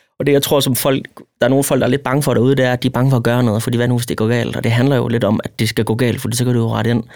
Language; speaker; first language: Danish; native; Danish